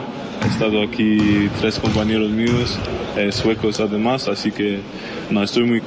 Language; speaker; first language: Spanish; non-native, fluent; Swedish